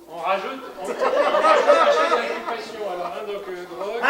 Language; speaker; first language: French; native; French